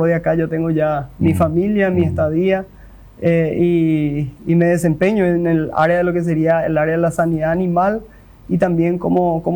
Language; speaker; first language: Spanish; native; Spanish